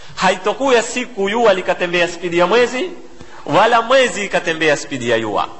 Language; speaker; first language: Swahili; native; Swahili